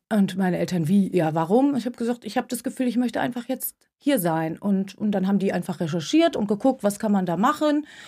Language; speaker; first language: German; early bilingual, other home language; Turkish